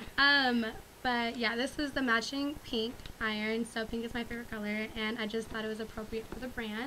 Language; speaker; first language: English; early bilingual, other home language; Spanish